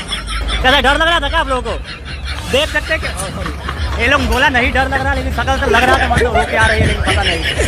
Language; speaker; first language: Hindi; native; Hindi